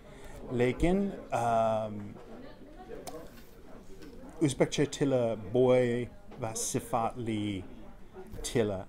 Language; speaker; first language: Uzbek; non-native, learner; English